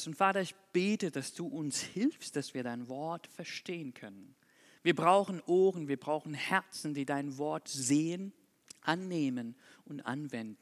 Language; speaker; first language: German; non-native, fluent; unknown